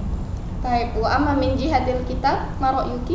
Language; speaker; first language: Arabic; non-native, fluent; Indonesian